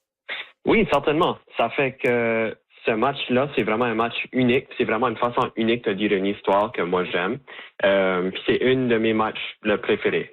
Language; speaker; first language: French; native; French